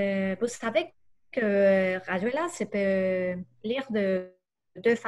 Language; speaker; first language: French; non-native, learner; Spanish